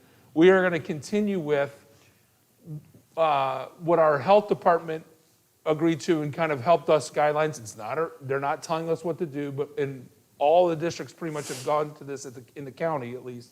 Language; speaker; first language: English; native; English